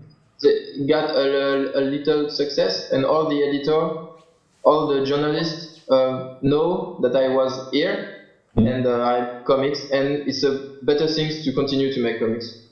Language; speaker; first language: English; non-native, learner; French